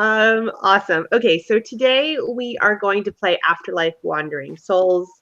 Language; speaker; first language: English; native; English